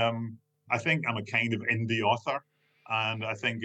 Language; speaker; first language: English; native; English